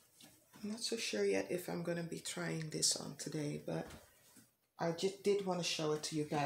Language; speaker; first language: English; non-native, fluent; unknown